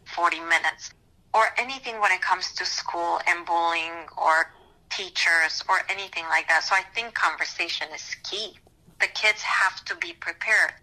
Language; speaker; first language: English; non-native, fluent; Romanian